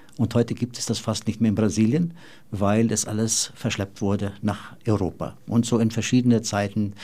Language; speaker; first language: German; non-native, fluent; Portuguese